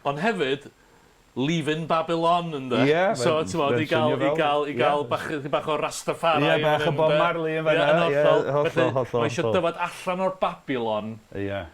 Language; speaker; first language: Welsh; native; Welsh